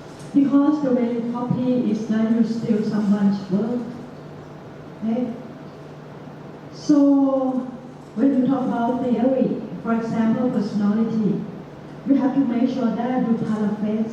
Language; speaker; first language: English; non-native, fluent; Thai